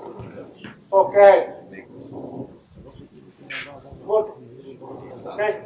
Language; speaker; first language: English; non-native, learner; Italian